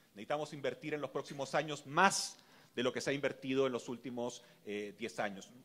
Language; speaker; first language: Spanish; native; Spanish